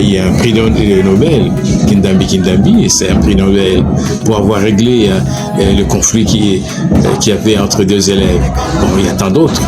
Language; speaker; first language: French; non-native, local second language; Luba-Lulua